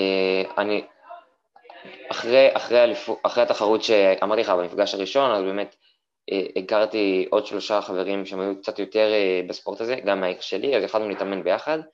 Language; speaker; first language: Hebrew; native; Hebrew